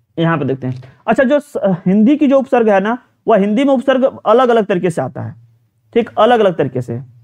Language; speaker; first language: Hindi; native; Hindi